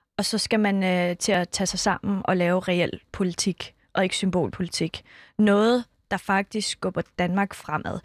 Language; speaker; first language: Danish; early bilingual, other home language; Kurdish